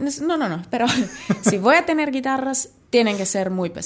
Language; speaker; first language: Spanish; non-native, learner; Finnish